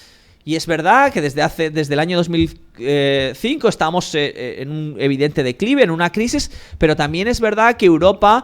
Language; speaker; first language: Spanish; native; Spanish